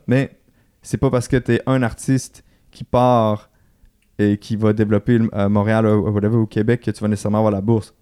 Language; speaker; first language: French; native; French